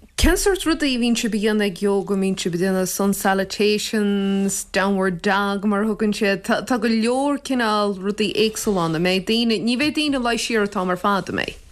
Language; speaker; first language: Irish; native; Irish